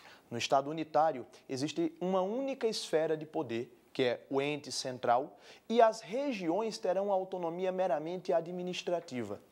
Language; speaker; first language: Portuguese; native; Portuguese